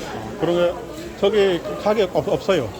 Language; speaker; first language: Korean; non-native, learner; Bangla